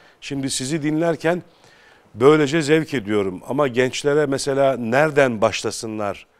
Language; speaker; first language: Turkish; native; Turkish